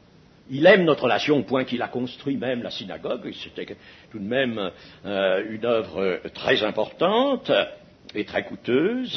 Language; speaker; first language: French; native; French